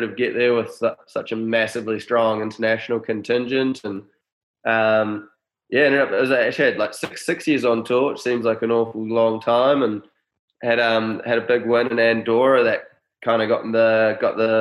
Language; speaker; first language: English; native; English